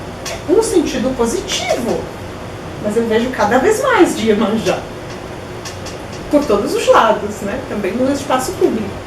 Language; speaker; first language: Portuguese; non-native, fluent; Polish